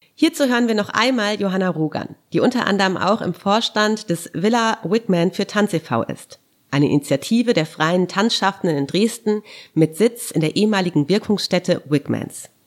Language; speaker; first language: German; native; German